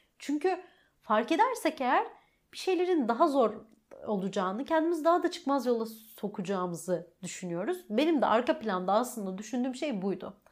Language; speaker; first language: Turkish; native; Turkish